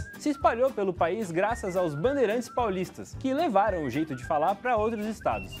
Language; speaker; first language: Portuguese; native; Portuguese